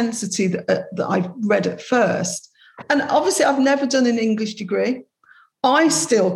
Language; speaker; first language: English; native; English